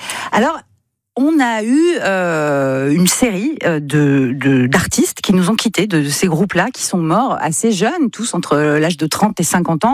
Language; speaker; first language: French; native; French